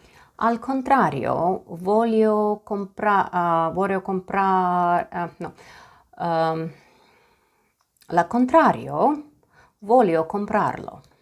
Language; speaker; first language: Italian; non-native, learner; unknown